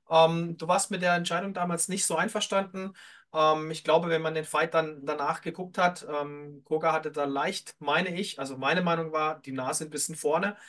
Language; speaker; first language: German; native; German